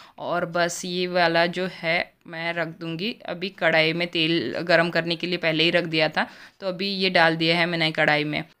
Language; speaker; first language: Hindi; native; Hindi